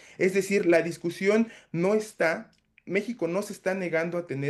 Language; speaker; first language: Spanish; native; Spanish